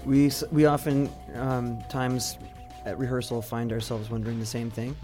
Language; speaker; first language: English; native; English